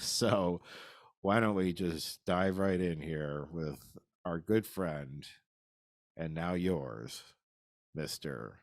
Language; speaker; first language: English; native; English